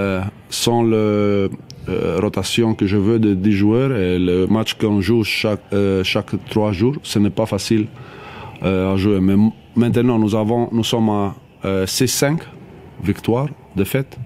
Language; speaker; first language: French; non-native, learner; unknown